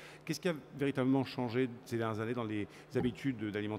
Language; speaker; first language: French; native; French